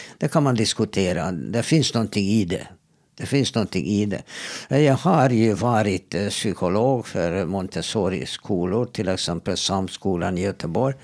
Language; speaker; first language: Swedish; non-native, fluent; Hungarian